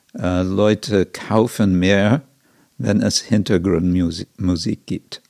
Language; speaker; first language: German; non-native, fluent; English